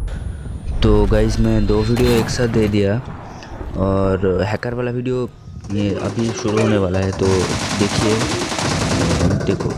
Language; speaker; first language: Hindi; non-native, local second language; Bangla